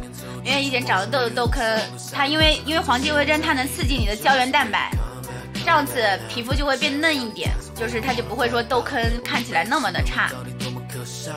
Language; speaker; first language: Chinese; native; Chinese